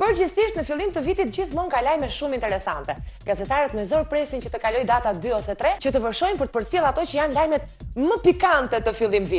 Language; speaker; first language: Albanian; native; Albanian